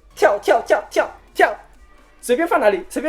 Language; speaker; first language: Chinese; early bilingual, heritage; Chinese